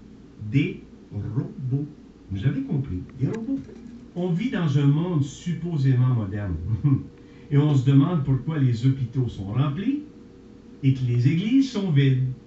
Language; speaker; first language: French; native; French